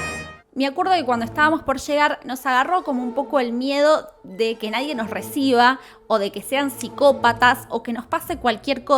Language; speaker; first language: Spanish; native; Spanish